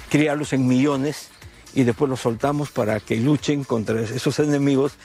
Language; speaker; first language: Spanish; native; Spanish